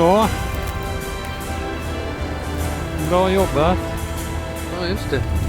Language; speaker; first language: Swedish; native; Swedish